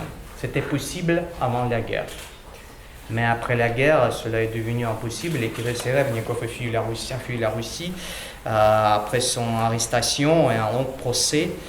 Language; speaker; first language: French; non-native, learner; Russian